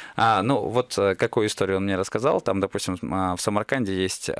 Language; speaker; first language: Russian; native; Russian